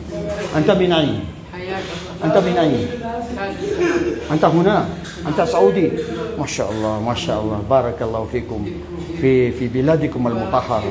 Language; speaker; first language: Arabic; non-native, learner; Maranao